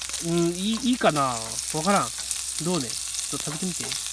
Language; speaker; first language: Japanese; native; Japanese